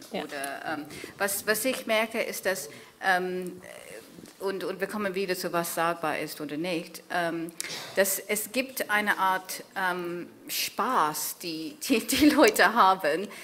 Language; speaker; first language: German; non-native, fluent; English